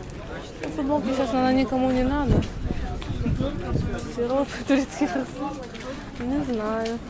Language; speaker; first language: Russian; native; Russian